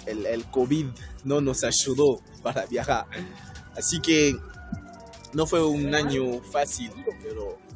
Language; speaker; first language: Spanish; non-native, fluent; French